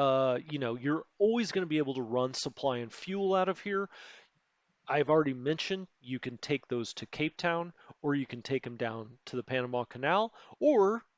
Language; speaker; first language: English; native; English